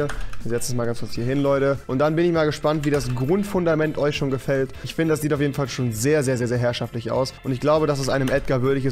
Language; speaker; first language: German; native; German